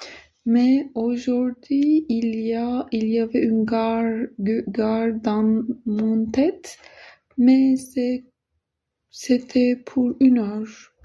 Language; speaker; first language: French; non-native, learner; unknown